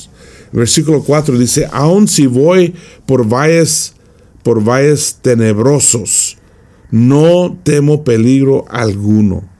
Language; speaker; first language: Spanish; non-native, fluent; English